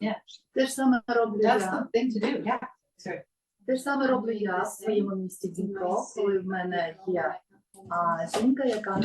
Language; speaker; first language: Ukrainian; non-native, local second language; Russian